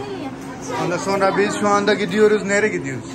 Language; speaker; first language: Turkish; non-native, learner; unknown